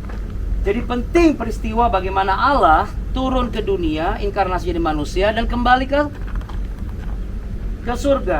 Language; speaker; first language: Indonesian; native; Indonesian